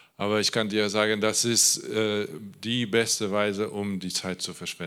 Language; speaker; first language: German; non-native, learner; Polish